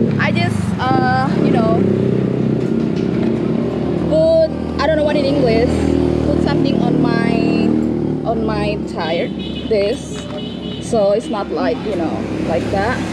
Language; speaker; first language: English; non-native, learner; Indonesian